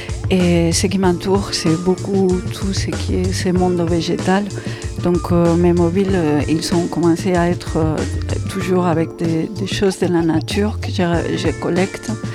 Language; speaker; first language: French; non-native, fluent; Spanish